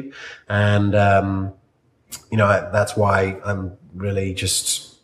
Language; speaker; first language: English; native; English